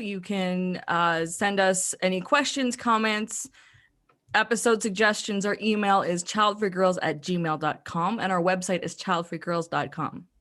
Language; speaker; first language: English; native; English